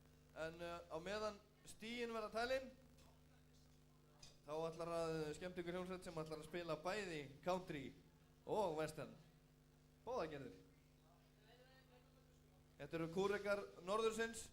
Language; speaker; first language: Icelandic; native; Icelandic